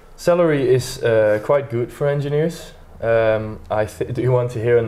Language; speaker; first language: English; non-native, fluent; Dutch